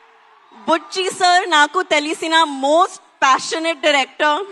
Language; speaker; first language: Telugu; non-native, learner; Hindi